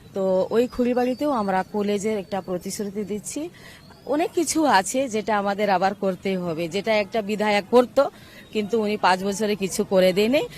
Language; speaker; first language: Bangla; non-native, local second language; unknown